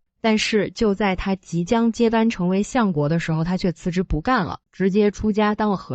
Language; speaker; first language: Chinese; native; Chinese